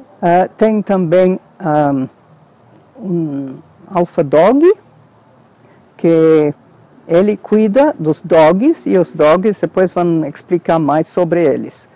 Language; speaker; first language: Portuguese; non-native, fluent; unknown